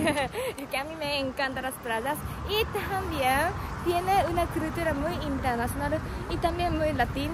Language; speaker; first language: Spanish; non-native, learner; Japanese